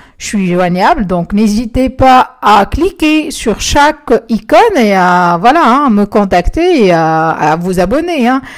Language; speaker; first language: French; non-native, local second language; Arabic